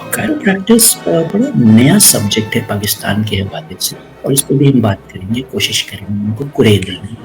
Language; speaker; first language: Urdu; native; Urdu